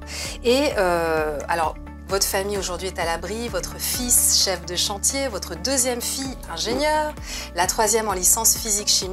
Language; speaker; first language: French; native; French